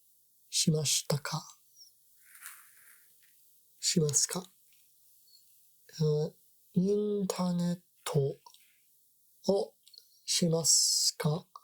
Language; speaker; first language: Japanese; non-native, learner; English